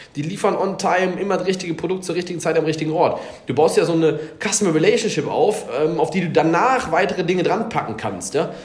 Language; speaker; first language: German; native; German